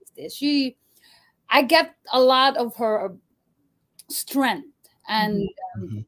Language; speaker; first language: English; non-native, local second language; Cebuano